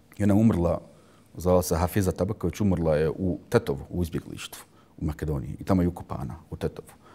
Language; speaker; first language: Bosnian; early bilingual, heritage; Bosnian